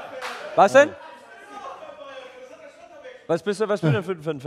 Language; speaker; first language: German; native; German